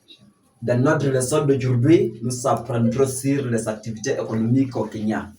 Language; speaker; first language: French; non-native, fluent; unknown